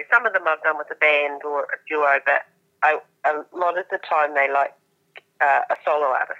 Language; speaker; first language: English; native; English